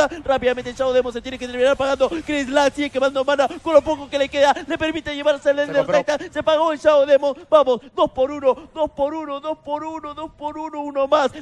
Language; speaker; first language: Spanish; native; Spanish